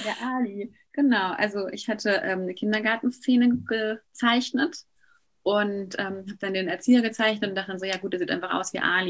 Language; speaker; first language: German; native; German